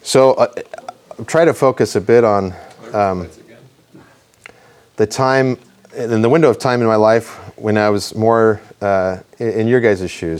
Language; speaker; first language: English; native; English